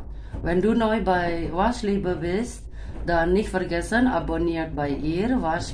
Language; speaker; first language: German; non-native, fluent; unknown